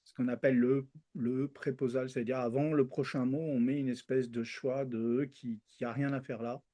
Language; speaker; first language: French; early bilingual, other home language; Spanish